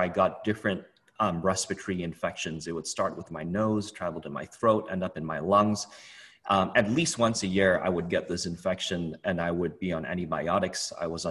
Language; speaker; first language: English; non-native, local second language; Cantonese